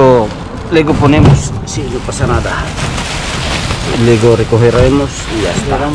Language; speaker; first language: Spanish; non-native, learner; Filipino